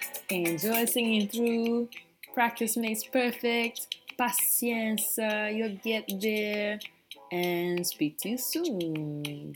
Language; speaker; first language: English; native; English